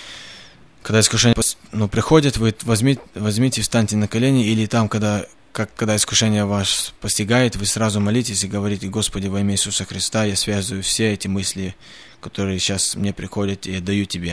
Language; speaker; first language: Russian; early bilingual, heritage; Russian